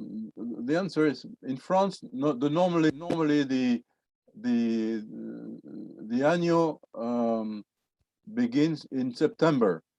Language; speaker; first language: English; non-native, fluent; French